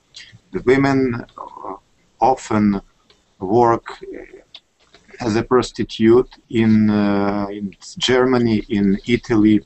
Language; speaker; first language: English; non-native, learner; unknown